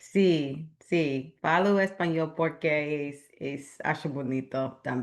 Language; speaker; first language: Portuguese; non-native, learner; English